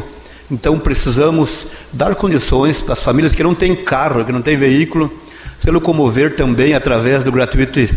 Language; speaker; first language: Portuguese; native; Portuguese